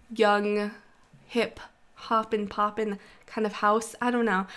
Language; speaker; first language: English; native; English